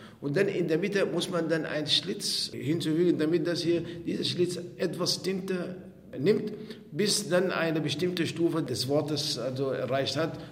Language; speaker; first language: German; non-native, fluent; Arabic